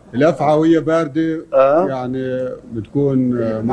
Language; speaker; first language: Arabic; native; Arabic